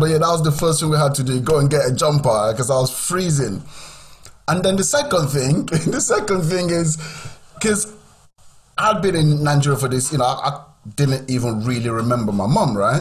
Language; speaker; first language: English; non-native, local second language; Yoruba